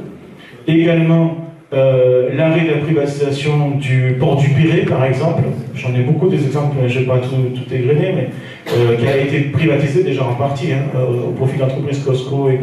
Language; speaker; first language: French; native; French